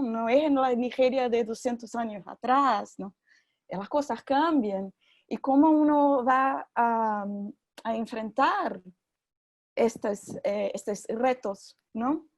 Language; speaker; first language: Spanish; non-native, fluent; Portuguese